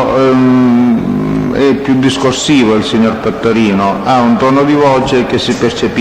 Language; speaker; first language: Italian; native; Italian